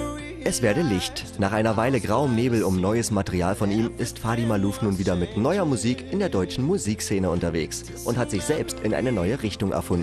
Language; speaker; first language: German; native; German